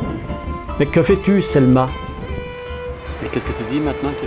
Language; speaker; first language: French; native; French